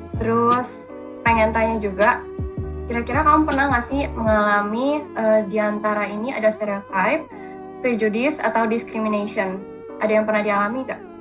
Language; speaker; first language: Indonesian; native; Indonesian